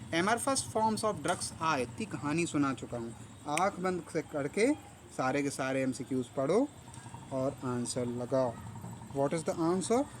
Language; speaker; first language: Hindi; native; Hindi